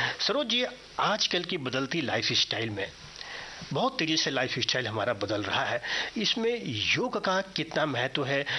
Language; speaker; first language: Hindi; native; Hindi